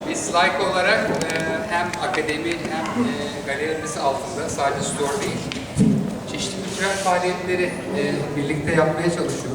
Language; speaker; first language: Turkish; native; Turkish